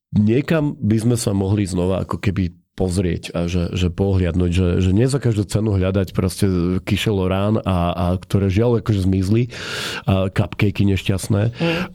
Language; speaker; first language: Slovak; native; Slovak